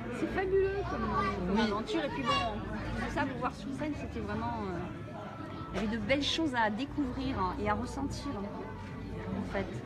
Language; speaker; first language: French; native; French